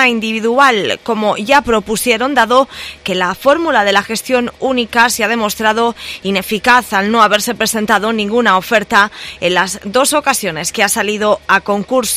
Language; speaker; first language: Spanish; native; Spanish